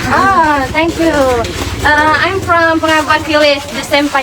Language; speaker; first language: English; non-native, learner; Indonesian